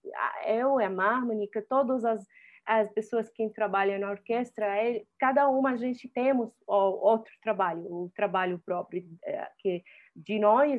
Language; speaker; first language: Portuguese; non-native, fluent; Arabic